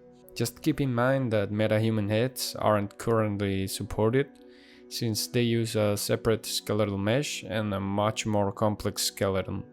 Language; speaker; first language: English; non-native, fluent; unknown